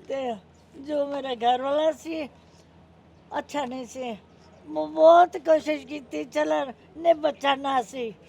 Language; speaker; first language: Punjabi; non-native, local second language; Hindi